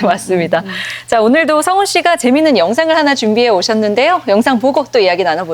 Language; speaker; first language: Korean; native; Korean